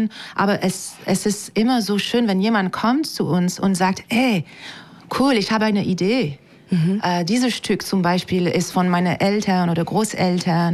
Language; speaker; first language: German; non-native, fluent; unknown